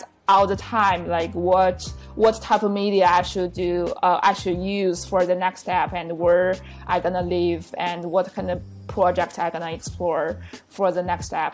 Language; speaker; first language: English; non-native, fluent; Chinese